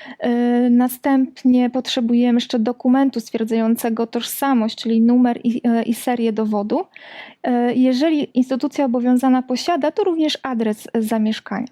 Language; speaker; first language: Polish; native; Polish